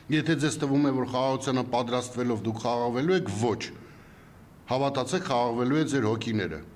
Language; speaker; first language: Armenian; native; Armenian